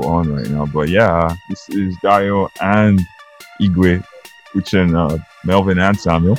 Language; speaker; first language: English; non-native, local second language; Yoruba